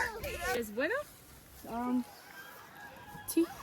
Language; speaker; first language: Spanish; non-native, learner; French